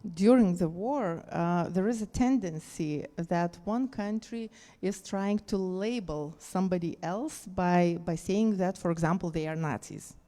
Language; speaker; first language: English; non-native, fluent; Lithuanian